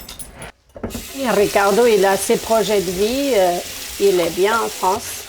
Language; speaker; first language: French; non-native, fluent; Portuguese